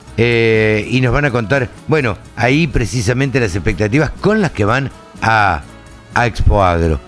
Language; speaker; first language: Spanish; native; Spanish